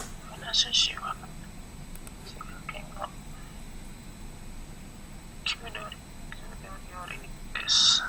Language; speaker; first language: Japanese; non-native, learner; Indonesian